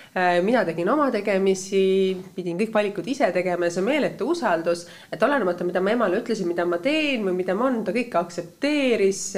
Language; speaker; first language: Estonian; native; Estonian